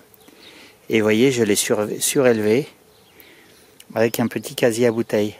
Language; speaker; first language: French; native; French